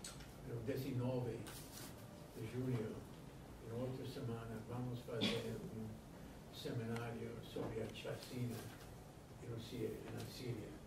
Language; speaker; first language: Portuguese; non-native, fluent; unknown